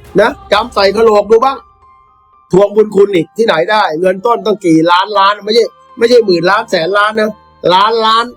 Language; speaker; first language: Thai; native; Thai